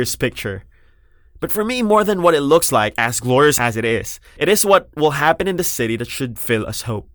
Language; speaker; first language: English; non-native, local second language; Filipino